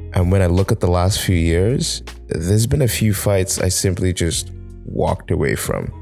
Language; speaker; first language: English; non-native, local second language; Yoruba